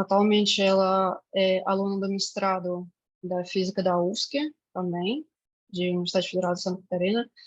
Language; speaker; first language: Portuguese; non-native, fluent; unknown